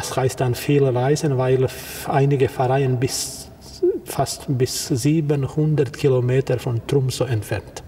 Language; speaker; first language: German; non-native, fluent; Croatian